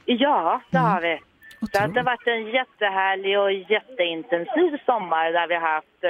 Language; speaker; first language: Swedish; native; Swedish